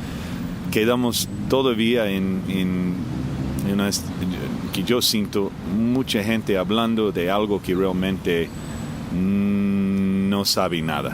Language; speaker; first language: Spanish; non-native, fluent; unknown